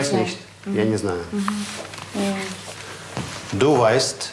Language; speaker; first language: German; non-native, fluent; Russian